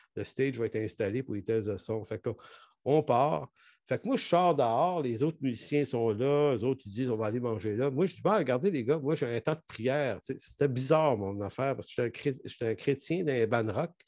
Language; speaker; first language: French; native; French